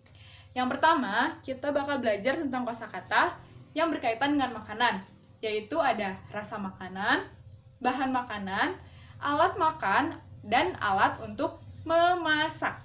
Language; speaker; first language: Indonesian; native; Indonesian